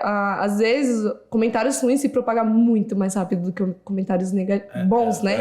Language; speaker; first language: Portuguese; native; Portuguese